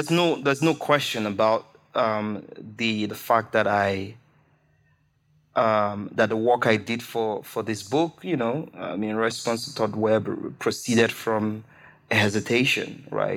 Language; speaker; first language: English; non-native, local second language; Igbo